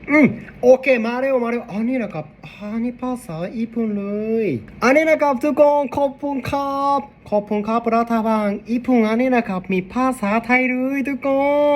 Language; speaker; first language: Thai; non-native, learner; Japanese